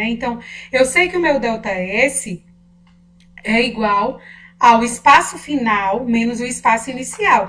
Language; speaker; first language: Portuguese; native; Portuguese